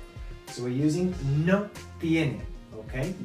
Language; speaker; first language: Spanish; non-native, fluent; English